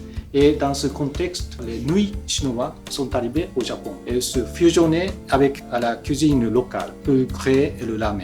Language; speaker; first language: French; non-native, fluent; Japanese